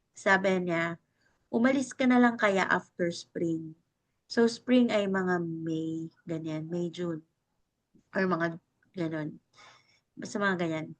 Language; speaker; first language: Filipino; native; Filipino